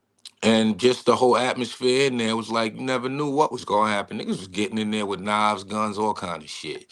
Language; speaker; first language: English; native; English